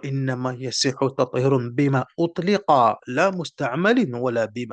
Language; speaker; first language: Arabic; non-native, fluent; French